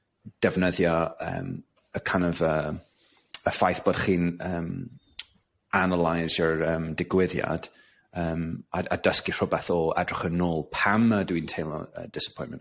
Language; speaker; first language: Welsh; non-native, local second language; English